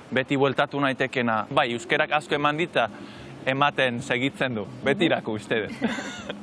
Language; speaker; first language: Basque; non-native, fluent; English